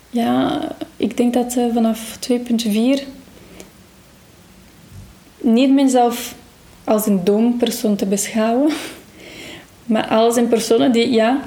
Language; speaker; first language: Dutch; non-native, fluent; Portuguese